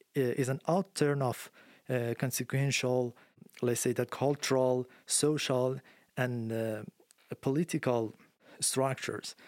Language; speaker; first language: English; non-native, fluent; Persian